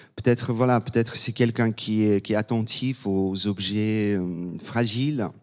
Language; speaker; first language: French; non-native, fluent; Bulgarian